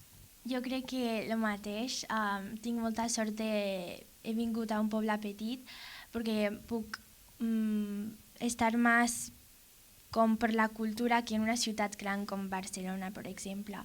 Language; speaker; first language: Catalan; non-native, learner; English